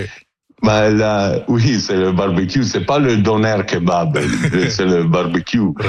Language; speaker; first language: French; non-native, learner; Italian